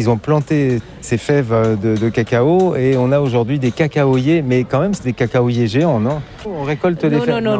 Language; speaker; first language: French; native; French